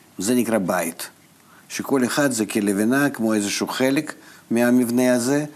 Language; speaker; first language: Hebrew; non-native, fluent; Russian